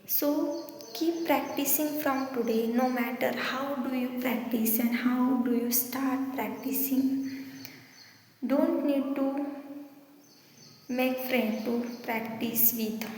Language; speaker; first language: English; non-native, learner; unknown